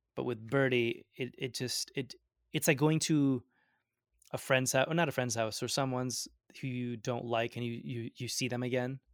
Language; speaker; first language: English; early bilingual, other home language; Gujarati